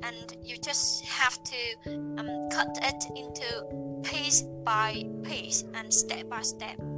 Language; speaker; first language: English; non-native, learner; Vietnamese